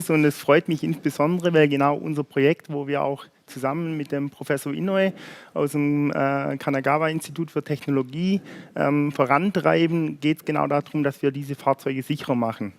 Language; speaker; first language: German; native; German